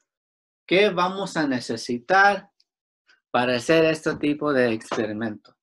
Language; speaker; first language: Spanish; early bilingual, heritage; Spanish